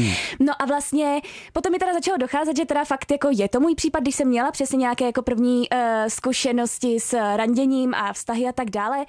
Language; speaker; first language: Czech; native; Czech